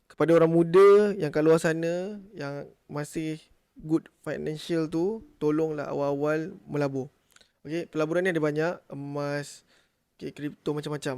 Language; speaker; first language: Malay; native; Malay